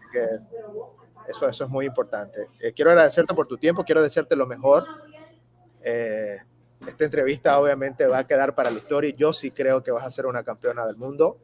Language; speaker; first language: Spanish; native; Spanish